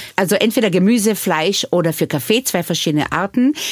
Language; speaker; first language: German; early bilingual, other home language; Hebrew